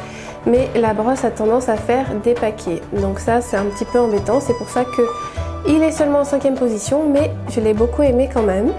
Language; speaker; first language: French; native; French